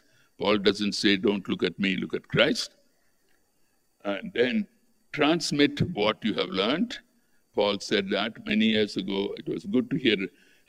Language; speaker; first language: English; non-native, local second language; Tamil